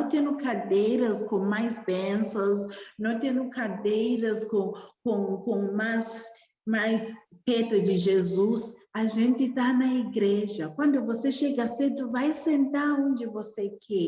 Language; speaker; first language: Portuguese; non-native, learner; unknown